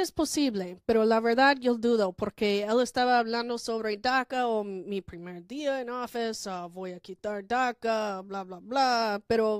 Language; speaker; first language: Spanish; non-native, fluent; English